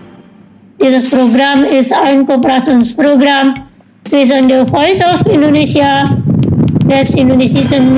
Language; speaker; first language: German; non-native, learner; Indonesian